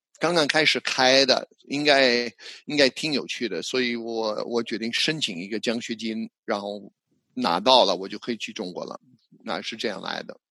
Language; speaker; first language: Chinese; non-native, fluent; English